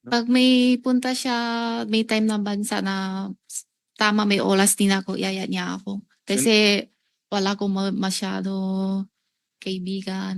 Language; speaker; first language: Filipino; non-native, learner; Chinese